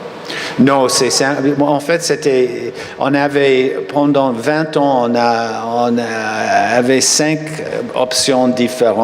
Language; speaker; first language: French; non-native, fluent; English